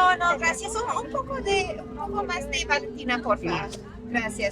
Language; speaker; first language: Spanish; non-native, learner; English